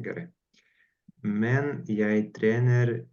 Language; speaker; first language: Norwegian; non-native, learner; Lithuanian